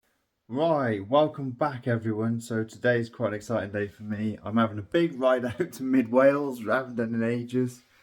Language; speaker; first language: English; native; English